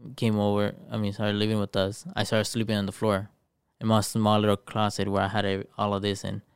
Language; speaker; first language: English; early bilingual, other home language; Spanish